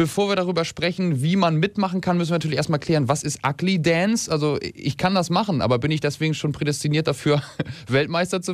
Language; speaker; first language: German; native; German